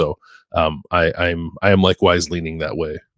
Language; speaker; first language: English; native; English